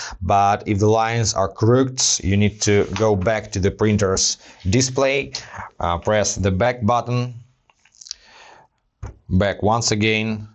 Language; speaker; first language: English; non-native, fluent; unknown